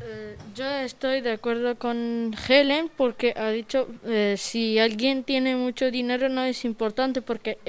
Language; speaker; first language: Spanish; early bilingual, other home language; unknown